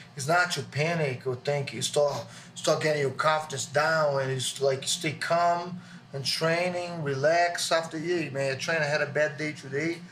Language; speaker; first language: English; non-native, learner; Portuguese